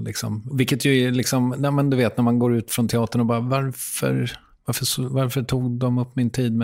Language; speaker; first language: Swedish; native; Swedish